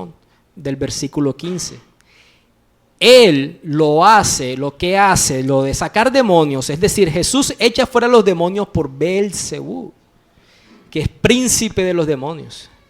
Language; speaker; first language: Spanish; native; Spanish